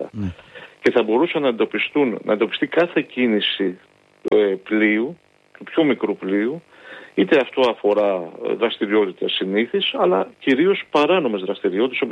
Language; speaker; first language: Greek; native; Greek